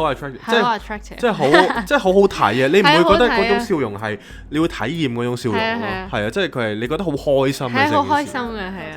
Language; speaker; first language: Cantonese; native; Cantonese